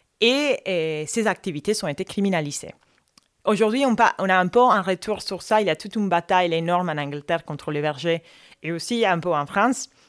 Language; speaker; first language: French; non-native, fluent; Spanish